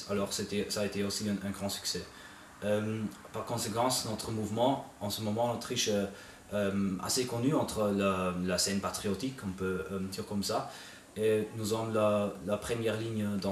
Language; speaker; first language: French; non-native, fluent; German